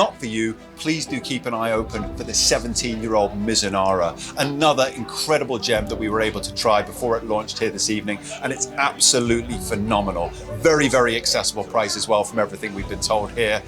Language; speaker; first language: English; native; English